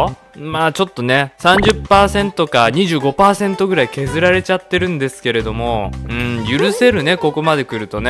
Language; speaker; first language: Japanese; native; Japanese